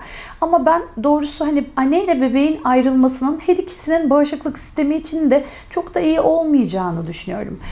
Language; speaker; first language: Turkish; native; Turkish